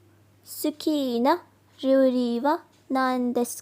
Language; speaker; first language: Japanese; non-native, fluent; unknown